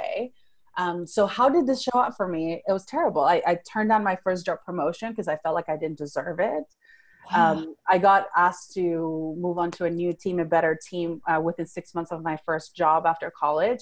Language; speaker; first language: English; non-native, fluent; Spanish